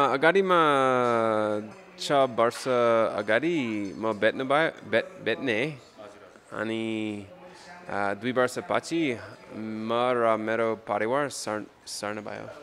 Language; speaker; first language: Nepali; non-native, learner; English